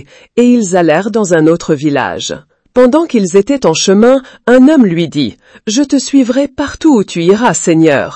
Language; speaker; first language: French; native; French